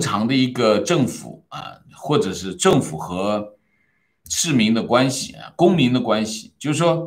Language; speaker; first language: Chinese; native; Chinese